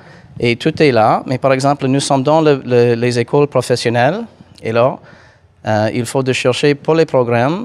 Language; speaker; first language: French; non-native, fluent; English